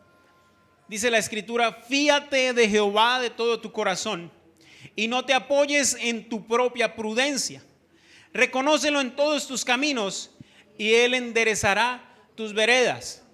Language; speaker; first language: Spanish; native; Spanish